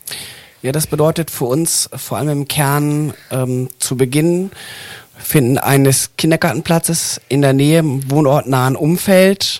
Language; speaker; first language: German; native; German